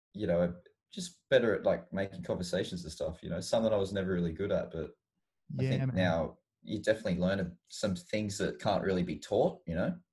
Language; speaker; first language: English; native; English